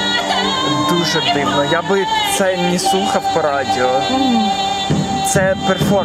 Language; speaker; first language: Ukrainian; non-native, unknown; English